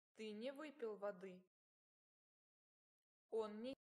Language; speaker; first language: Russian; non-native, learner; English